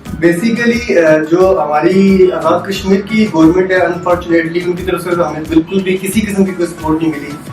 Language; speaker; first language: Urdu; non-native, local second language; Punjabi